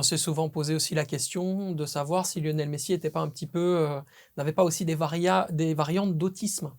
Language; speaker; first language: French; native; French